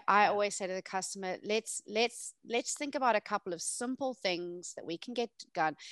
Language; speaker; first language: English; native; English